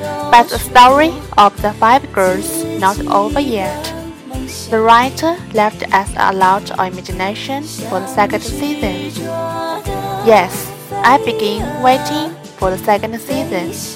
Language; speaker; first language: English; non-native, learner; Chinese